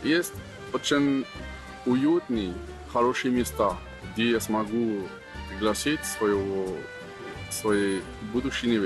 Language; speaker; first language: Russian; non-native, learner; French